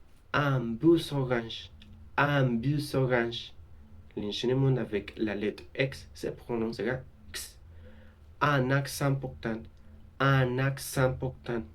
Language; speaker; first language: French; non-native, learner; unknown